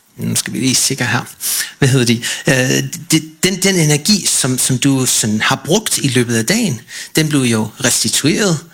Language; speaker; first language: Danish; non-native, fluent; English